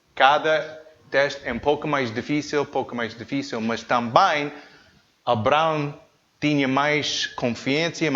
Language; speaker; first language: Portuguese; non-native, learner; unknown